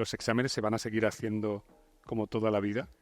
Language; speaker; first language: Spanish; native; Spanish